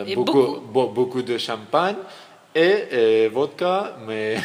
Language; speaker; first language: French; non-native, learner; Russian